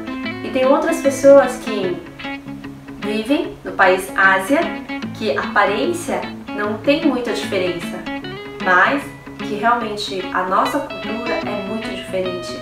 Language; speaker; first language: Portuguese; early bilingual, heritage; Korean